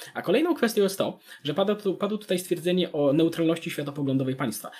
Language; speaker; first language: Polish; native; Polish